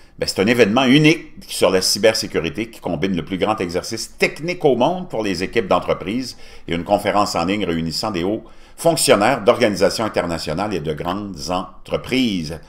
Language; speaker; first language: French; native; French